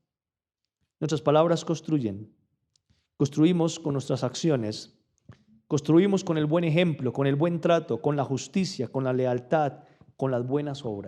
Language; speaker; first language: Spanish; native; Spanish